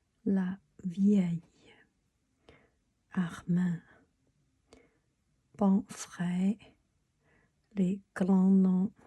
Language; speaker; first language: French; non-native, learner; Chinese